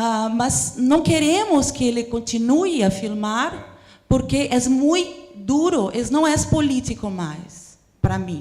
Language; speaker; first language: Portuguese; non-native, learner; Spanish